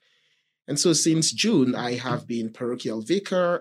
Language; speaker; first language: English; non-native, local second language; Igbo